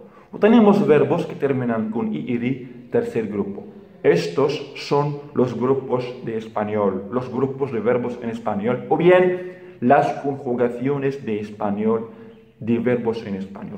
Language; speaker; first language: Spanish; non-native, fluent; Arabic